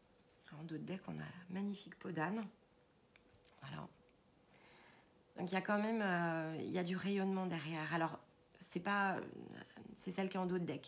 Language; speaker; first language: French; native; French